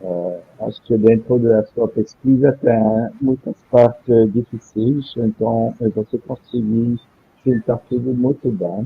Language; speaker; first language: Portuguese; non-native, fluent; French